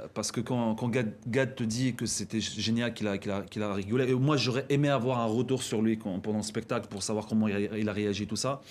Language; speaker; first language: French; non-native, local second language; Arabic